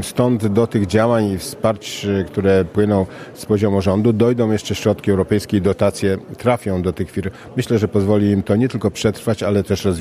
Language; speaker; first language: Polish; native; Polish